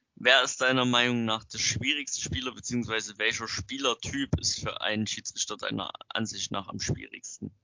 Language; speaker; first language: German; native; German